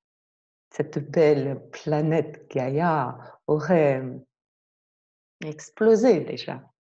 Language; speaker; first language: French; native; French